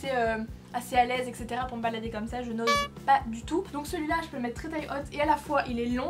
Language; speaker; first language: French; native; French